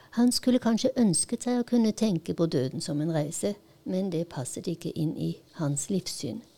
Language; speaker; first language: Norwegian; non-native, fluent; Polish